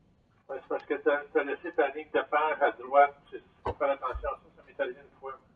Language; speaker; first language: French; native; French